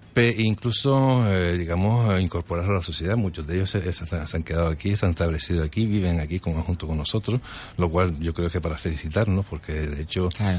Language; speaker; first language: Spanish; early bilingual, other home language; French